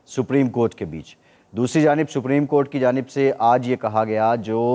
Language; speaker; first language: Urdu; native; Urdu